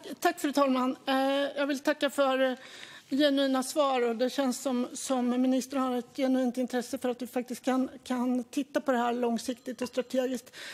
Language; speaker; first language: Swedish; native; Swedish